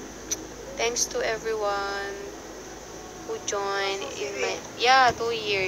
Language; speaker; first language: English; non-native, local second language; Filipino